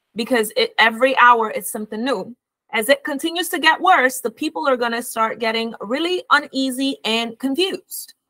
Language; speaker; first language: English; native; English